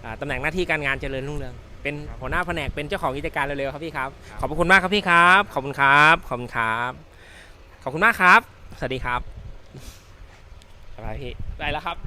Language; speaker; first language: Thai; native; Thai